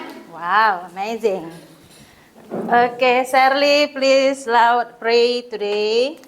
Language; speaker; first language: English; non-native, fluent; Indonesian